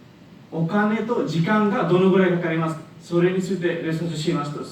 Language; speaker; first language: Japanese; non-native, learner; Bangla